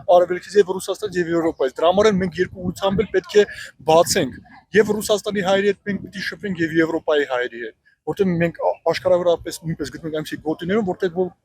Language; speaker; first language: Armenian; native; Armenian